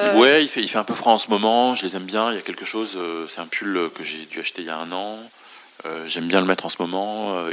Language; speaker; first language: French; non-native, local second language; Arabic